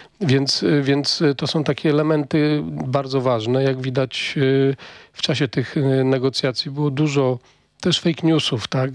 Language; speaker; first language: Polish; native; Polish